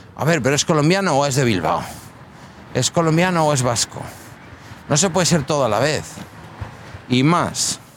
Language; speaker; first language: Spanish; native; Spanish